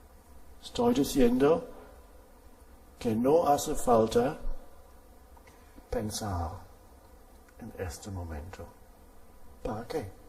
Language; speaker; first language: Spanish; non-native, fluent; German